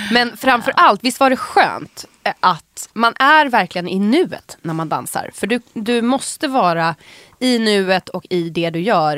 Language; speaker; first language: Swedish; native; Swedish